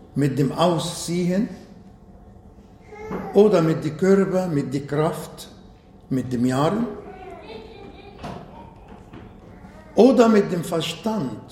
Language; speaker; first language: German; non-native, fluent; Arabic